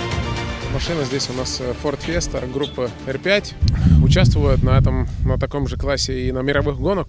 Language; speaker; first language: Russian; non-native, fluent; Estonian